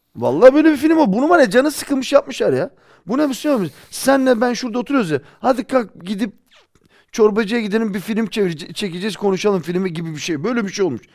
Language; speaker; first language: Turkish; early bilingual, heritage; Turkish